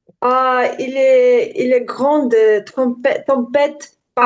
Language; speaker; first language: French; non-native, learner; Ukrainian